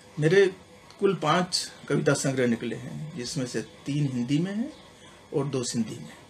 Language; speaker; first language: Hindi; non-native, local second language; Sindhi